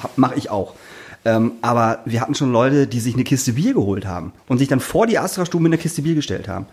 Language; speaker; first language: German; native; German